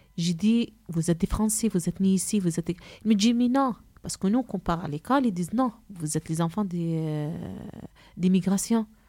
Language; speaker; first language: French; non-native, local second language; Arabic